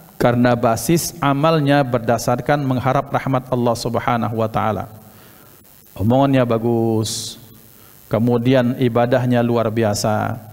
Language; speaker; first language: Malay; non-native, local second language; Javanese